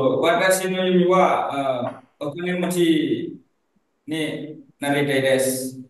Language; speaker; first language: Japanese; non-native, learner; Indonesian